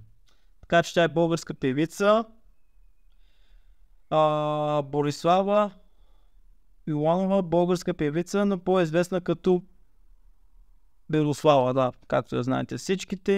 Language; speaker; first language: Bulgarian; native; Bulgarian